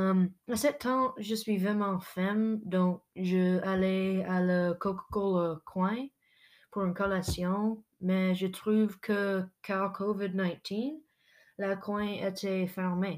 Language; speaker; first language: French; non-native, local second language; English